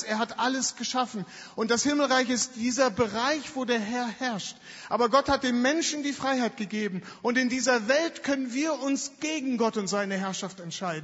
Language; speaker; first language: German; native; German